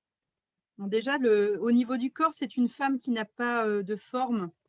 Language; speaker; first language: French; native; French